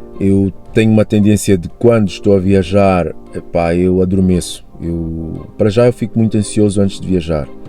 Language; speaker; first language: Portuguese; native; Portuguese